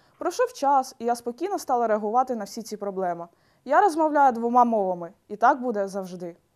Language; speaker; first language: Ukrainian; non-native, local second language; Russian